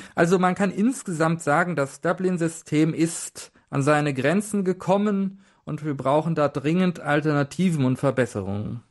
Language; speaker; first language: German; native; German